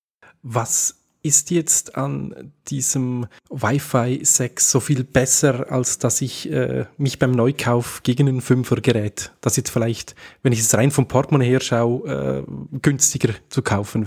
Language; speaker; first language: German; native; German